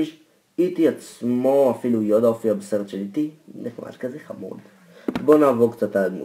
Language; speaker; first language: Hebrew; native; Hebrew